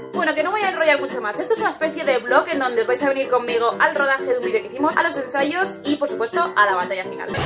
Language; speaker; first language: Spanish; native; Spanish